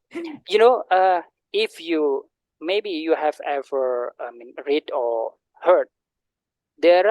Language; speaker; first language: English; non-native, learner; Indonesian